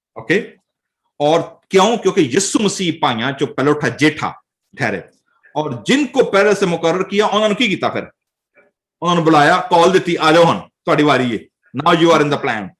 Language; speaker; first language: Urdu; non-native, local second language; Punjabi